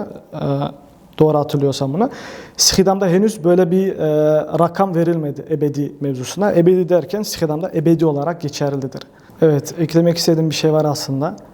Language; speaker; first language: Turkish; early bilingual, heritage; Turkish